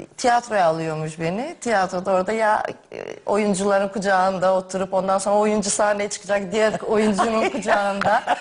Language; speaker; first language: Turkish; native; Turkish